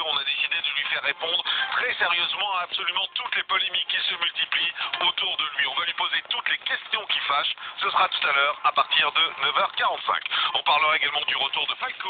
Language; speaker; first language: French; native; French